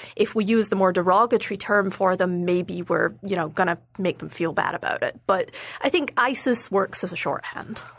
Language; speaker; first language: English; native; English